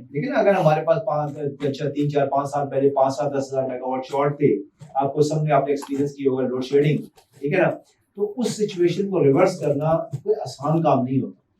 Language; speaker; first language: Urdu; non-native, local second language; Punjabi